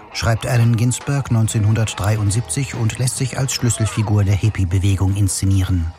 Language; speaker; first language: German; native; German